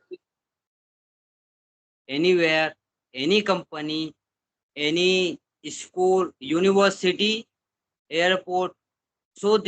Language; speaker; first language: English; non-native, learner; Hindi